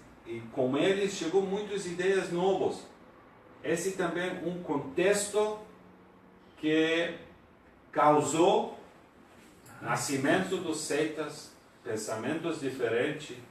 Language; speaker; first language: Portuguese; non-native, learner; Persian